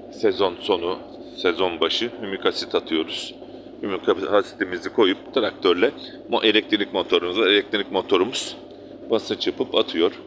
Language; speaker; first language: Turkish; native; Turkish